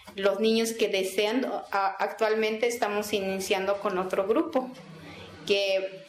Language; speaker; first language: Spanish; non-native, local second language; Tzeltal